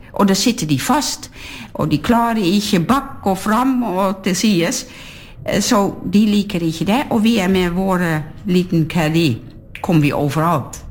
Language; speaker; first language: Norwegian; non-native, fluent; Dutch